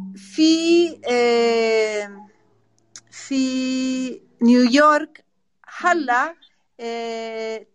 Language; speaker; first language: Arabic; non-native, learner; Spanish